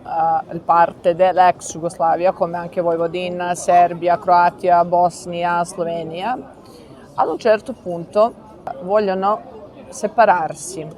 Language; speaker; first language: Italian; non-native, learner; Serbian